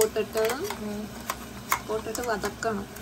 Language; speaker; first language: Malayalam; non-native, learner; Tamil